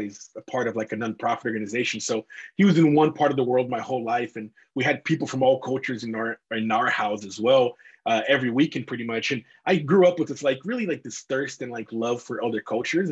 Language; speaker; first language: English; non-native, fluent; Portuguese